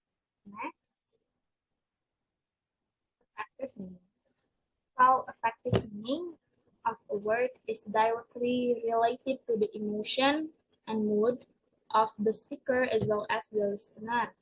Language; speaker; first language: English; non-native, learner; Indonesian